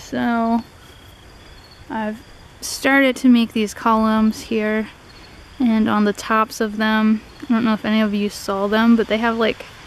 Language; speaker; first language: English; native; English